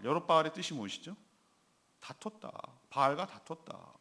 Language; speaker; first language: Korean; native; Korean